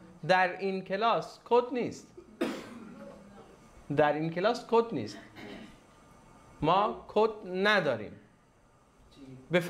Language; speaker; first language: Persian; non-native, fluent; Urdu